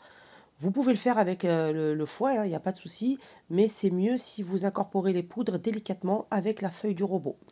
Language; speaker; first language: French; native; French